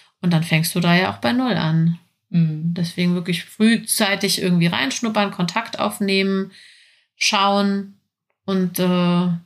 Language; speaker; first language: German; native; German